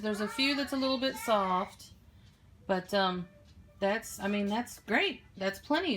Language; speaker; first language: English; native; English